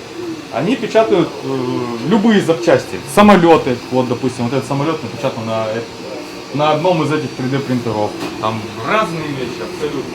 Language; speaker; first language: Russian; native; Russian